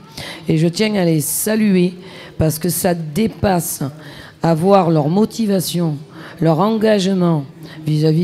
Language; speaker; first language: French; native; French